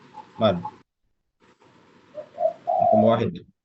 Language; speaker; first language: Arabic; non-native, fluent; Indonesian